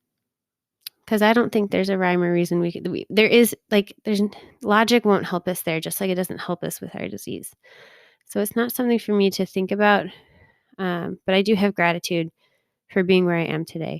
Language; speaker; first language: English; native; English